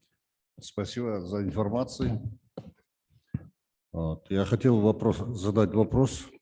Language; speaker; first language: Russian; non-native, local second language; Kyrgyz